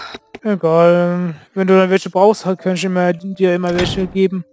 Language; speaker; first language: German; native; German